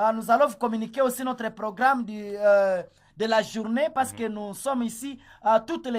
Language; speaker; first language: French; non-native, local second language; Swahili